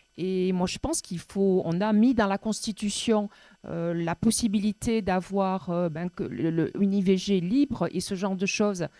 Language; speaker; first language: French; native; French